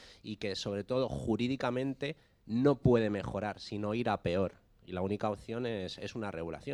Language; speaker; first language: Spanish; native; Spanish